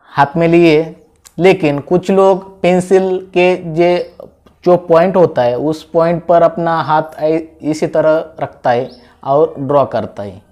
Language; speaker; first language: Hindi; non-native, local second language; Marathi